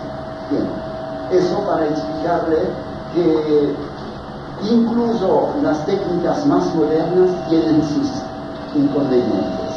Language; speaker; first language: Spanish; non-native, fluent; French